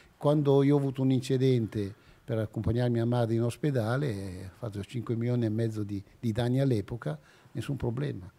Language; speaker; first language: Italian; native; Italian